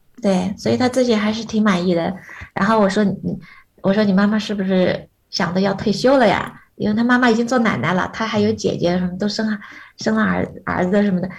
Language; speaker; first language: Chinese; native; Chinese